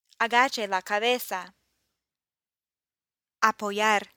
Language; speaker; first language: Spanish; non-native, fluent; English